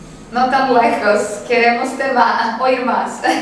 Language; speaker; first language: Spanish; non-native, learner; Czech